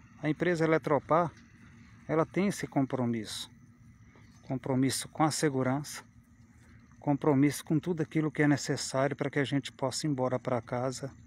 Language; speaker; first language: Portuguese; native; Portuguese